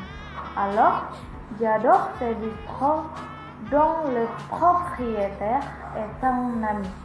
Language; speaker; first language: French; non-native, learner; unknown